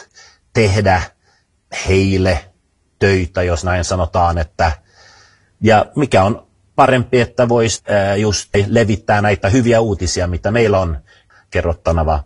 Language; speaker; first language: Finnish; non-native, fluent; Swedish